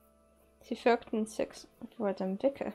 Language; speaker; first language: German; non-native, learner; Dutch